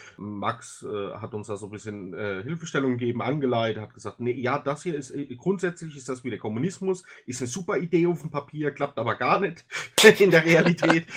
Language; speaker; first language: German; native; German